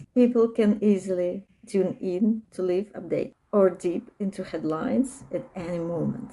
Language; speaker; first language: English; non-native, learner; Ukrainian